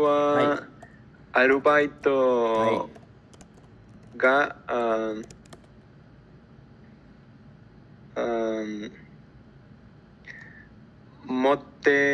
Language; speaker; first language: Japanese; non-native, learner; Spanish